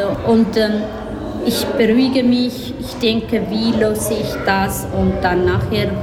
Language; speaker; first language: German; non-native, learner; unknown